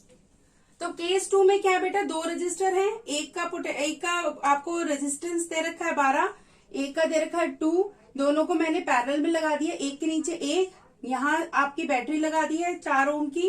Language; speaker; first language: Hindi; native; Hindi